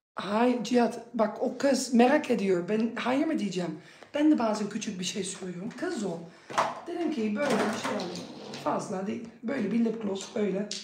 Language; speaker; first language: Turkish; early bilingual, other home language; Dutch